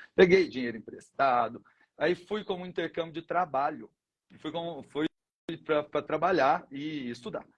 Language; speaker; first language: Portuguese; native; Portuguese